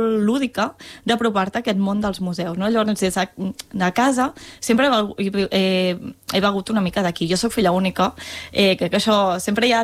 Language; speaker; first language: Catalan; native; Catalan